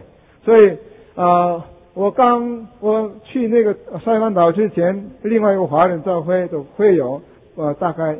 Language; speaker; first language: Chinese; non-native, fluent; Korean